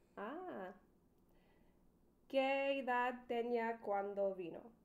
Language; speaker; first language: Spanish; non-native, learner; English